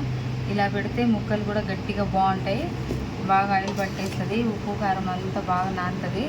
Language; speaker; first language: Telugu; native; Telugu